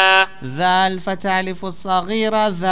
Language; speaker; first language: Arabic; non-native, fluent; Filipino